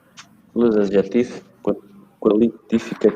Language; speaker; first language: French; non-native, learner; Portuguese